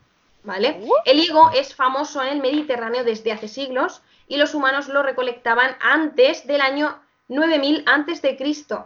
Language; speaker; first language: Spanish; native; Spanish